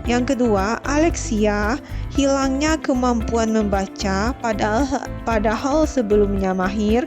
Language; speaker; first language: Indonesian; native; Indonesian